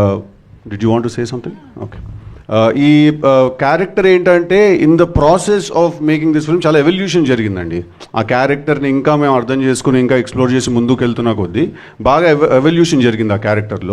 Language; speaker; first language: Telugu; native; Telugu